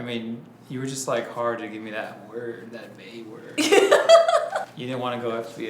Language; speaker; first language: English; native; English